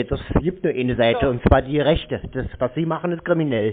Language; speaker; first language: German; native; German